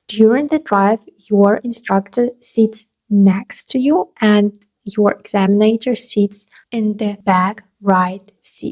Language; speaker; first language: English; non-native, fluent; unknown